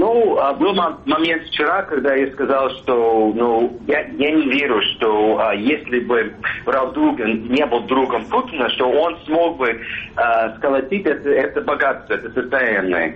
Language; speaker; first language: Russian; non-native, fluent; English